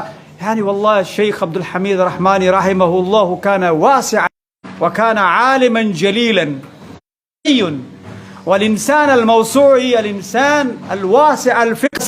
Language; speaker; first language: Arabic; non-native, fluent; Bangla